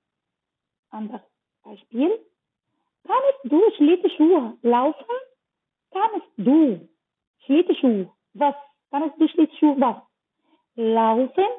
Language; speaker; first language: German; non-native, learner; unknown